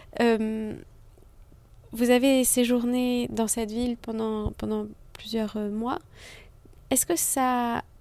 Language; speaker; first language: French; native; French